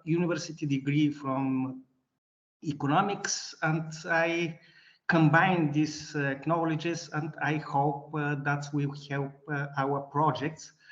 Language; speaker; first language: English; non-native, learner; Bulgarian